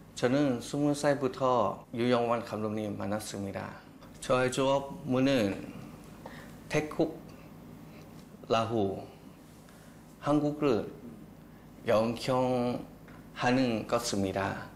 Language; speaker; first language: Korean; non-native, learner; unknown